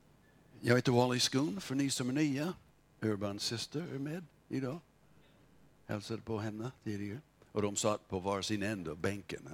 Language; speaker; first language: Swedish; non-native, fluent; English